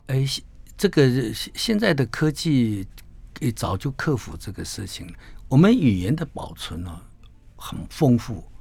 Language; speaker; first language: Chinese; non-native, local second language; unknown